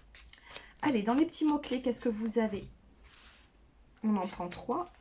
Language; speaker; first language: French; native; French